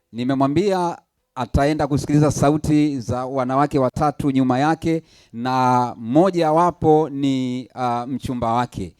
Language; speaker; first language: Swahili; native; Swahili